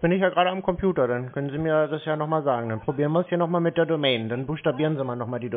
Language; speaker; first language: German; native; German